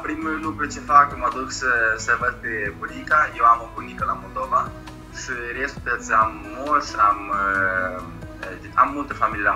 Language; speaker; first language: Romanian; early bilingual, heritage; Romanian